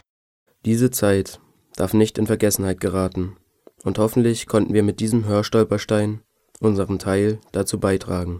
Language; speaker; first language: German; native; German